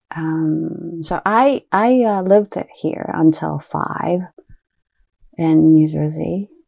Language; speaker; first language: English; early bilingual, other home language; Japanese